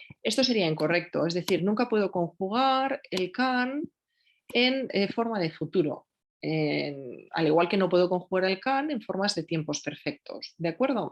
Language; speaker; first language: Spanish; native; Spanish